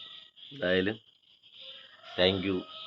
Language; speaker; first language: Malayalam; native; Malayalam